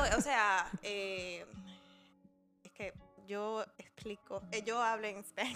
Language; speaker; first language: Spanish; early bilingual, heritage; Spanish